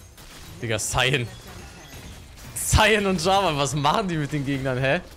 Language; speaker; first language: German; native; German